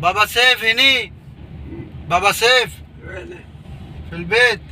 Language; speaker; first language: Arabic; non-native, learner; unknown